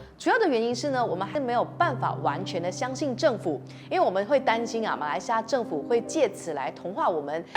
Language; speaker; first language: Chinese; native; Chinese